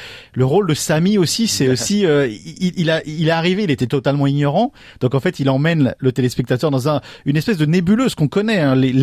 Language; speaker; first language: French; native; French